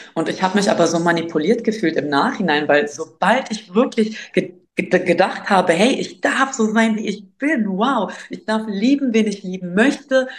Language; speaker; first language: German; early bilingual, other home language; Albanian